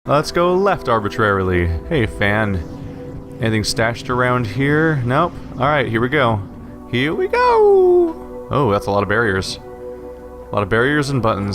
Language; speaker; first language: English; native; English